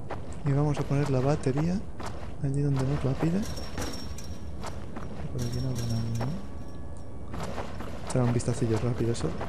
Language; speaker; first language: Spanish; native; Spanish